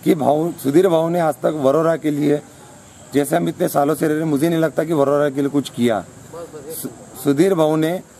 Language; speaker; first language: Hindi; non-native, local second language; Marathi